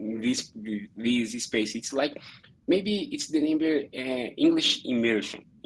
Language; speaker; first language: English; non-native, learner; Portuguese